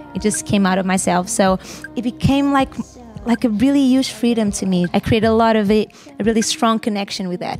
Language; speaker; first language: English; non-native, fluent; Portuguese